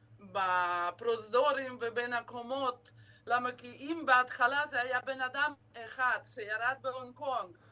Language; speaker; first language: Hebrew; non-native, fluent; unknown